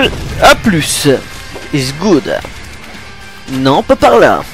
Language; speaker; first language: French; native; French